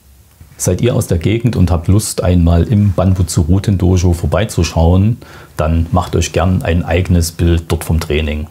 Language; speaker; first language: German; native; German